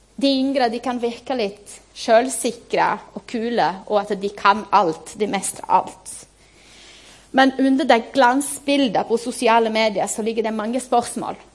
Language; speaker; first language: Norwegian; non-native, fluent; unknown